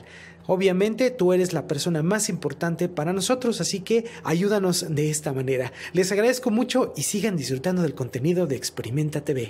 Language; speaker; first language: Spanish; native; Spanish